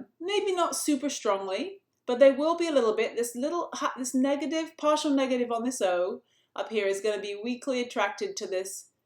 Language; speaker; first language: English; native; English